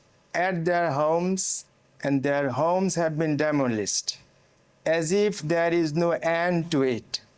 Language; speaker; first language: English; non-native, local second language; Bangla